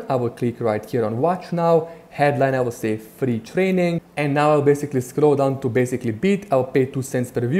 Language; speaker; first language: English; non-native, fluent; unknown